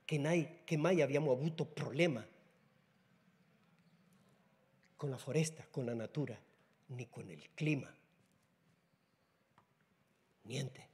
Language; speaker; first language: Italian; non-native, learner; Spanish